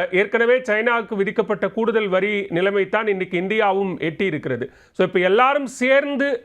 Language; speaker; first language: Tamil; native; Tamil